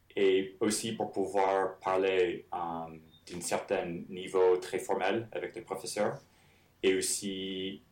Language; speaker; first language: French; non-native, fluent; English